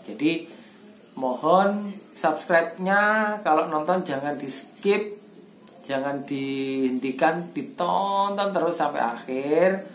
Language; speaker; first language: Indonesian; non-native, local second language; Javanese